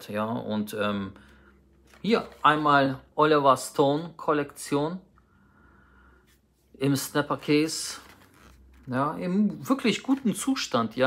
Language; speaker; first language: German; native; German